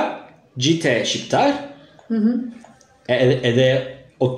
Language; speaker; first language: Albanian; non-native, learner; Turkish